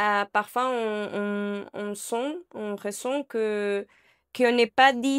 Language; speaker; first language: French; non-native, learner; Spanish